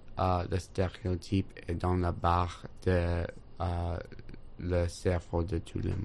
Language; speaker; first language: French; non-native, learner; English